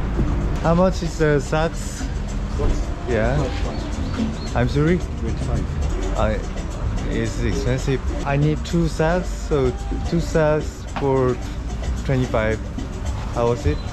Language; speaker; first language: English; non-native, learner; Korean